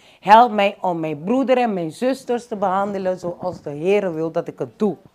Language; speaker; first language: Dutch; non-native, local second language; Papiamento